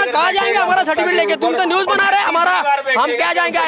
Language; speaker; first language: Hindi; non-native, local second language; Marathi